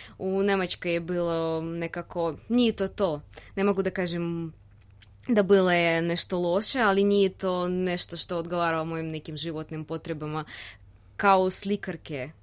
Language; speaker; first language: Serbian; non-native, fluent; Russian